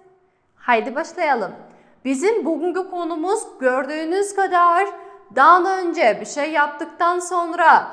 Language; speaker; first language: Turkish; non-native, fluent; Kazakh